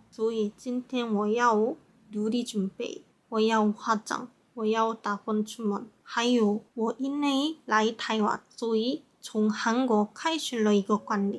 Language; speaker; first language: Chinese; non-native, learner; Korean